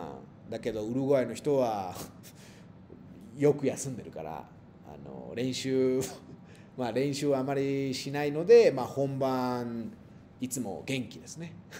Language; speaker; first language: Japanese; non-native, fluent; Spanish